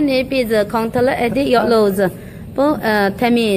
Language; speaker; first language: Turkish; non-native, learner; Chinese